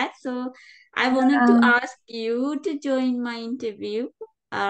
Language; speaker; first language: English; non-native, learner; Sinhala